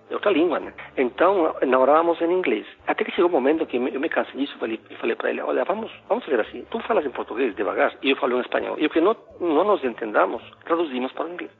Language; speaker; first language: Portuguese; non-native, fluent; Spanish